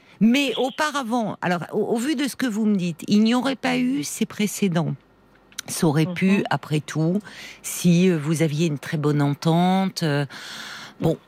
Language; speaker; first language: French; native; French